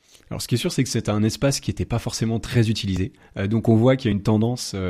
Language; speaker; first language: French; native; French